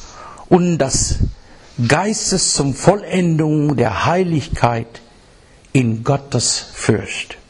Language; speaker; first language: German; non-native, fluent; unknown